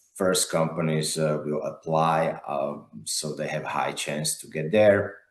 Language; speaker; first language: English; non-native, fluent; Slovak